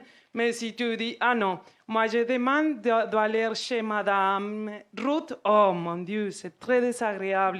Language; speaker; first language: French; non-native, fluent; Spanish